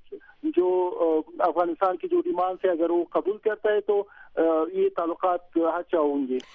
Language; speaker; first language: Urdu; non-native, learner; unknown